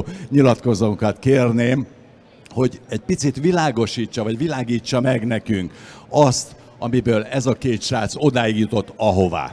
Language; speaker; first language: Hungarian; native; Hungarian